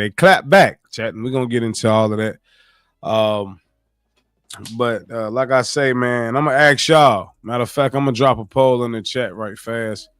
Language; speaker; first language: English; native; English